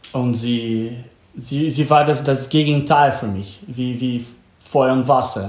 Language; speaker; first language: German; non-native, learner; Portuguese